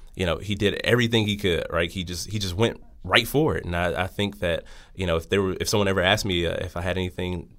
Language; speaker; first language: English; native; English